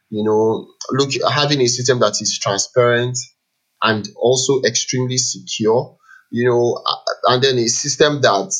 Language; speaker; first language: English; non-native, local second language; Igbo